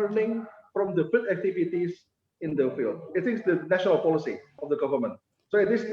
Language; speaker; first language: English; non-native, fluent; Indonesian